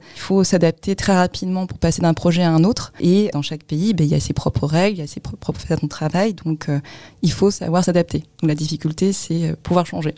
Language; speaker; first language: French; native; French